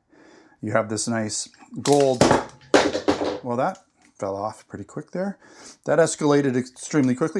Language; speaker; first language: English; native; English